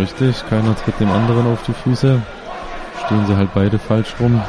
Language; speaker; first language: German; native; German